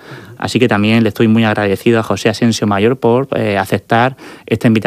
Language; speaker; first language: Spanish; native; Spanish